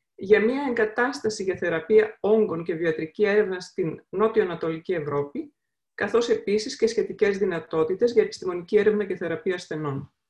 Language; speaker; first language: Greek; native; Greek